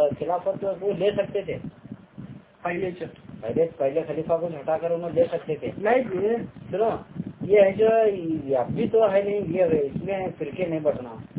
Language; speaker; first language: Urdu; native; Urdu